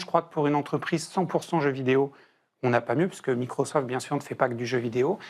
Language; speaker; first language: French; native; French